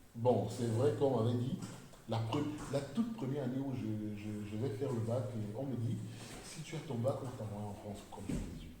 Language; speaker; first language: French; non-native, local second language; Basaa